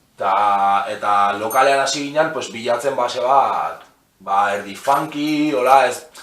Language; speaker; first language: Basque; native; Basque